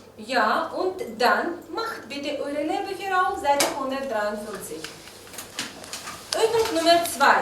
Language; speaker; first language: German; non-native, fluent; Russian